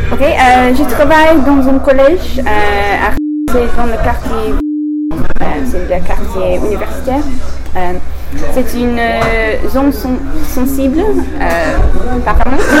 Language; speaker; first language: French; non-native, learner; English